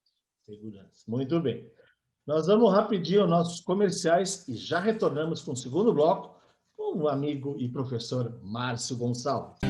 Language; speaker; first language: Portuguese; native; Portuguese